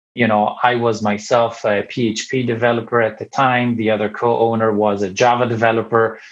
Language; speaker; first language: English; non-native, fluent; Italian